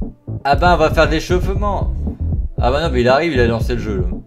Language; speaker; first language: French; native; French